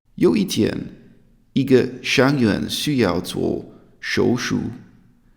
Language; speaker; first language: Chinese; non-native, fluent; English